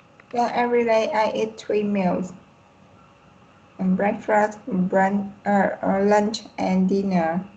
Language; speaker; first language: English; non-native, learner; Vietnamese